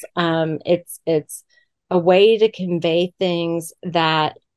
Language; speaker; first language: English; native; English